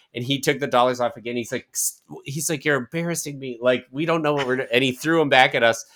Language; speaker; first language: English; native; English